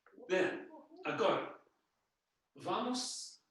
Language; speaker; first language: Portuguese; non-native, learner; English